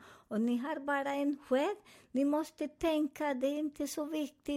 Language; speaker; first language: Swedish; non-native, fluent; Spanish